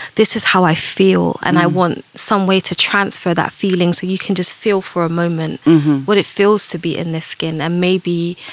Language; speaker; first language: English; native; English